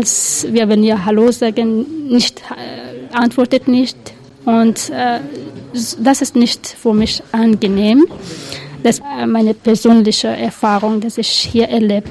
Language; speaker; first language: German; non-native, learner; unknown